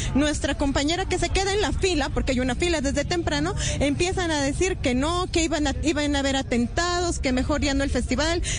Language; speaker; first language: Spanish; native; Spanish